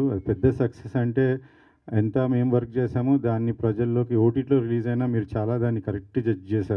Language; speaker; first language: Telugu; native; Telugu